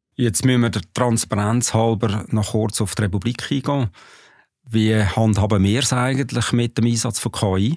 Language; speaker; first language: German; native; German